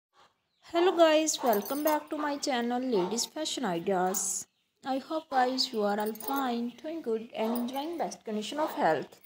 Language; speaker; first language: English; non-native, local second language; Urdu